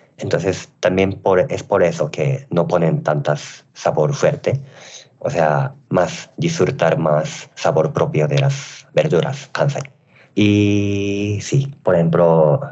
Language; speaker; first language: Spanish; non-native, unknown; Japanese